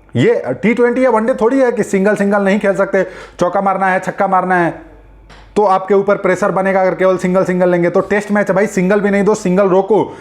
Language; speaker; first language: Hindi; native; Hindi